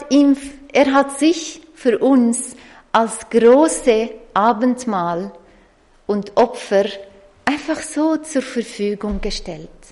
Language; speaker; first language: German; non-native, fluent; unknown